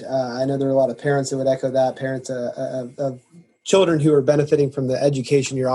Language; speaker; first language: English; native; English